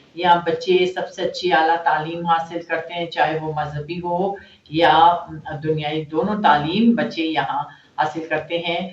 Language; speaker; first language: Urdu; non-native, local second language; Baluchi